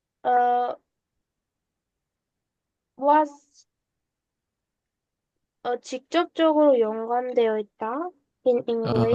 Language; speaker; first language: English; non-native, learner; Korean